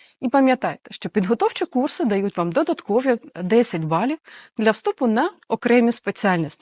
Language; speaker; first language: Ukrainian; native; Ukrainian